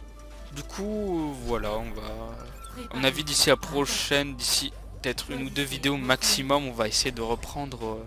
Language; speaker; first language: French; native; French